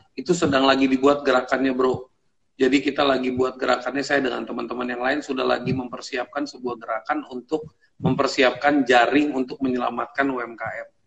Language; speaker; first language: Indonesian; native; Indonesian